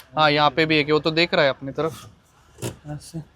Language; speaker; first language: Hindi; non-native, local second language; Marathi